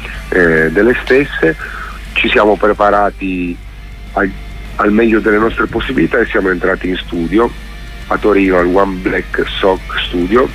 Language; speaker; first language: Italian; native; Italian